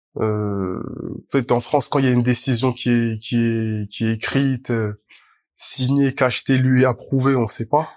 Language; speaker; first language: French; native; French